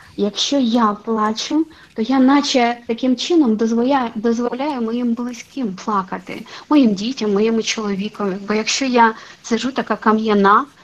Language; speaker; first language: Ukrainian; non-native, local second language; Russian